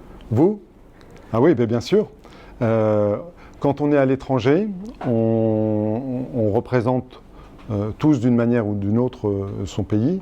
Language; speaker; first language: French; native; French